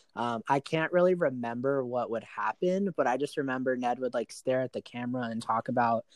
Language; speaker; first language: English; native; English